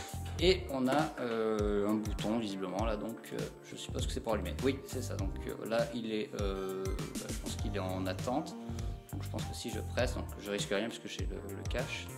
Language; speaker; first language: French; native; French